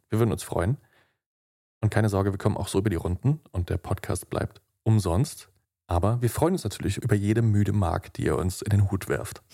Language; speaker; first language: German; native; German